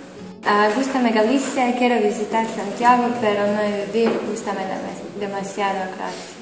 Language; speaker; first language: Galician; non-native, learner; Croatian